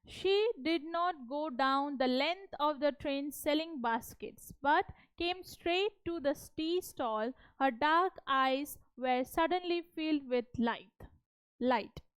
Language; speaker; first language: English; non-native, local second language; Hindi